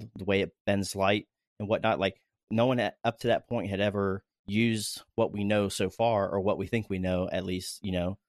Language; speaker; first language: English; native; English